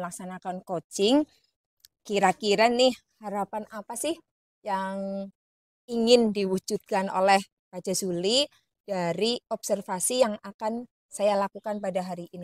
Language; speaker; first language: Indonesian; native; Indonesian